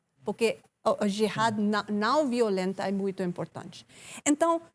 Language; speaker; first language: Portuguese; non-native, learner; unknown